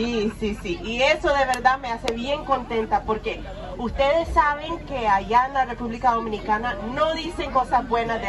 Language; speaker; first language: Spanish; non-native, learner; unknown